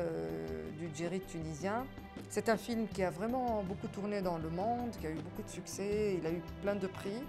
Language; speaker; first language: French; non-native, local second language; Arabic